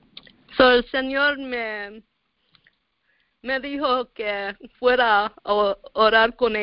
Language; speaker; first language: Spanish; early bilingual, heritage; Spanish